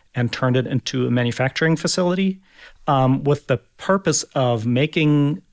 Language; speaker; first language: English; non-native, fluent; German